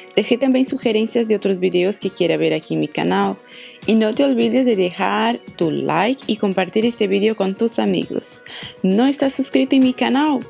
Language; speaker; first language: Spanish; non-native, fluent; Portuguese